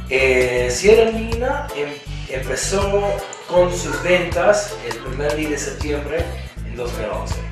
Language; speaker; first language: Spanish; non-native, fluent; English